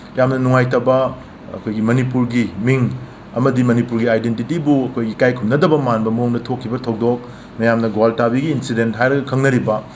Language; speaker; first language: Manipuri; native; Manipuri